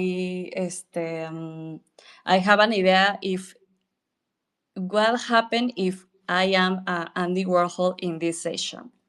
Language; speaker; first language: English; non-native, learner; Spanish